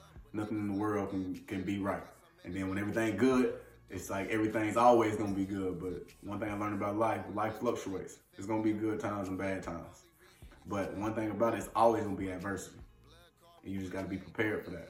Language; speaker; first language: English; native; English